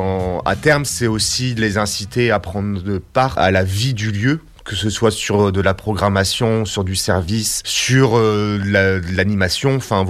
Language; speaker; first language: French; native; French